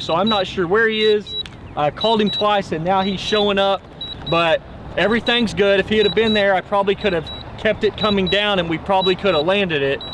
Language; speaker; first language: English; native; English